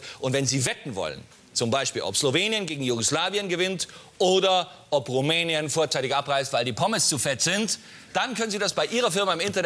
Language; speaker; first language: German; native; German